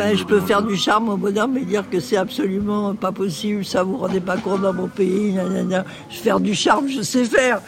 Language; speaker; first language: French; native; French